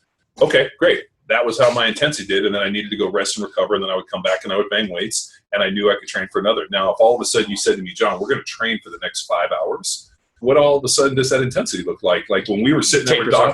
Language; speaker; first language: English; native; English